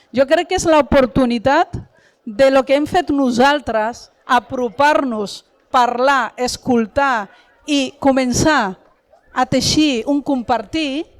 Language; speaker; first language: Catalan; non-native, fluent; Arabic